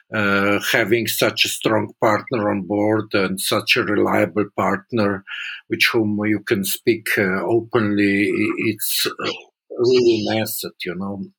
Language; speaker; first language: English; non-native, fluent; Slovenian